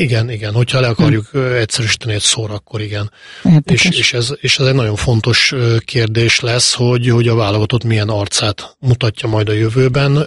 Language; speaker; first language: Hungarian; native; Hungarian